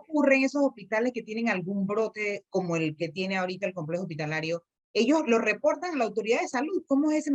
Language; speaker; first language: Spanish; native; Spanish